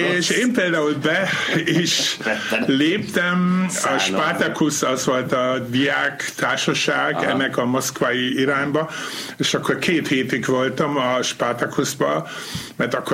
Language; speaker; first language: Hungarian; non-native, fluent; German